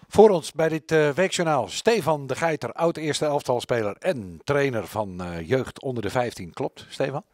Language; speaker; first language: Dutch; native; Dutch